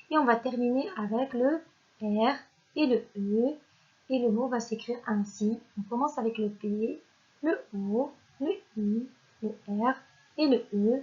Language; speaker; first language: French; non-native, local second language; Arabic